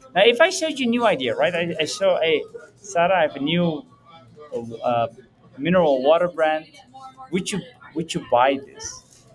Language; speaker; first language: English; early bilingual, heritage; Dutch